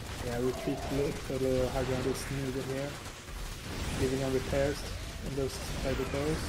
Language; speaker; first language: English; non-native, fluent; Swedish